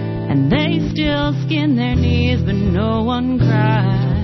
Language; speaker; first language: English; native; English